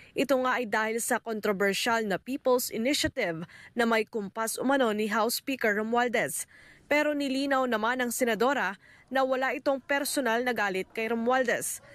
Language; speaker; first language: Filipino; native; Filipino